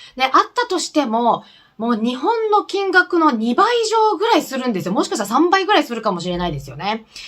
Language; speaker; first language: Japanese; native; Japanese